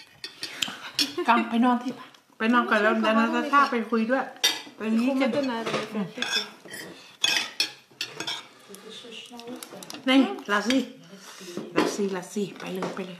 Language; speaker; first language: Thai; native; Thai